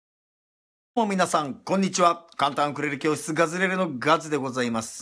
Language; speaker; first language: Japanese; native; Japanese